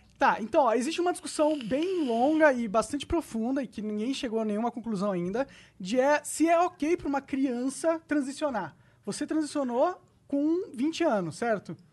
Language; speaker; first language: Portuguese; native; Portuguese